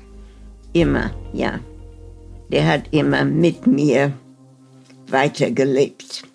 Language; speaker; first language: German; early bilingual, heritage; German